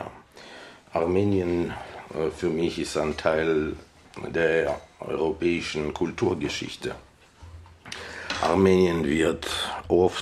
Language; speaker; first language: German; non-native, fluent; Armenian